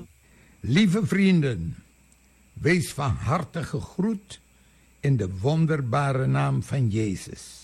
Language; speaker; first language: Dutch; native; Dutch